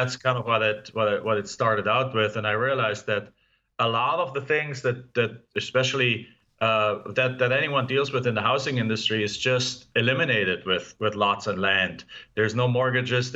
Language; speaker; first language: English; non-native, fluent; German